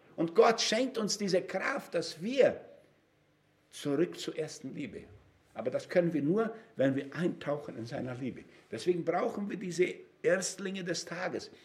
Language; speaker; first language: German; non-native, fluent; Portuguese